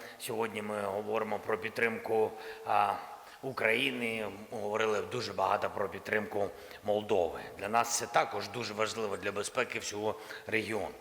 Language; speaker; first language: Ukrainian; non-native, local second language; Russian